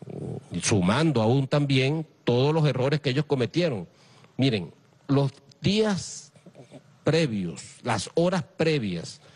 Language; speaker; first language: Spanish; native; Spanish